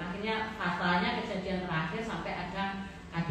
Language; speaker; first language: Indonesian; native; Indonesian